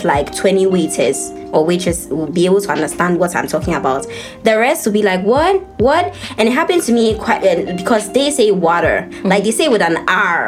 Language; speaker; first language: English; non-native, local second language; Akan